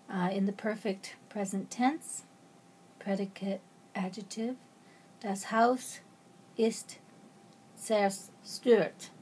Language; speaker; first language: German; non-native, learner; English